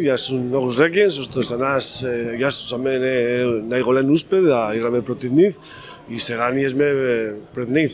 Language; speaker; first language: Macedonian; non-native, fluent; Spanish